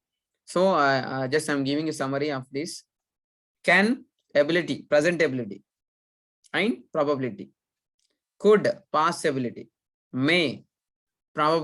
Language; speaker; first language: English; non-native, fluent; Telugu